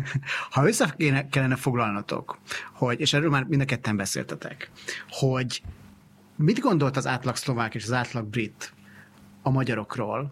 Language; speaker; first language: Hungarian; native; Hungarian